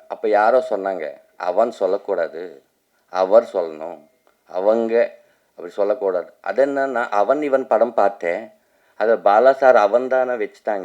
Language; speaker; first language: Tamil; non-native, learner; Telugu